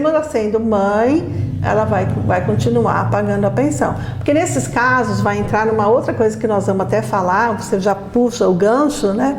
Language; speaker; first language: Portuguese; native; Portuguese